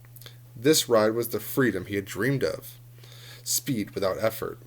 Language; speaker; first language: English; native; English